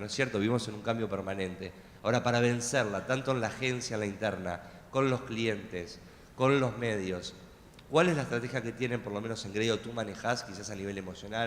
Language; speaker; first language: Spanish; native; Spanish